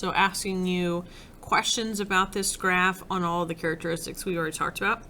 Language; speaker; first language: English; native; English